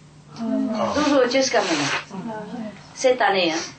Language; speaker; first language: French; non-native, fluent; Vietnamese